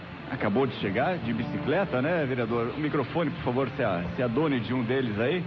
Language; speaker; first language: Portuguese; native; Portuguese